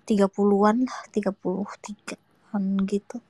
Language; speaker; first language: Indonesian; native; Indonesian